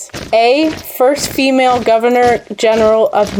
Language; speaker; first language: English; native; English